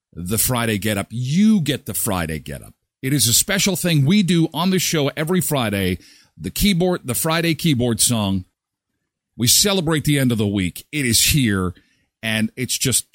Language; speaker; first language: English; native; English